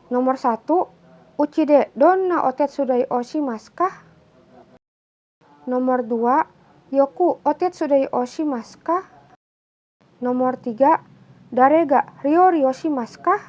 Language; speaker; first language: Japanese; non-native, fluent; Indonesian